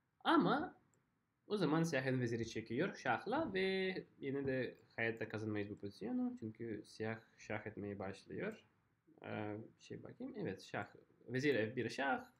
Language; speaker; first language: Turkish; non-native, fluent; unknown